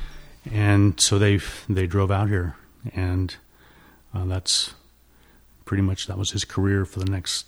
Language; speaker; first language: English; native; English